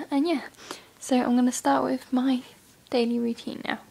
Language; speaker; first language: English; native; English